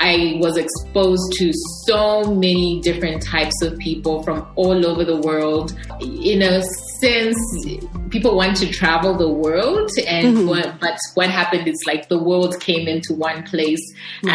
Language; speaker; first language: English; non-native, local second language; Bemba